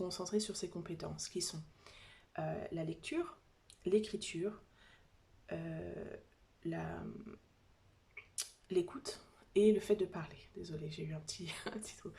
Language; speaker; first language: French; native; French